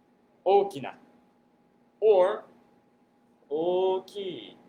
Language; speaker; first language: Japanese; non-native, fluent; English